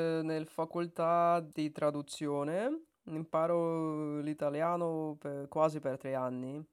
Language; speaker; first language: Italian; non-native, learner; Russian